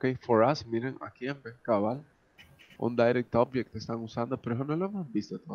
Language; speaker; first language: Spanish; native; Spanish